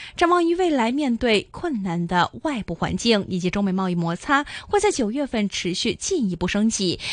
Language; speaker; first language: Chinese; non-native, local second language; Cantonese